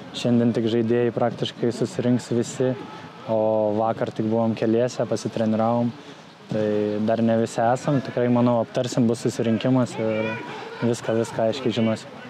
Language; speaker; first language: Lithuanian; native; Lithuanian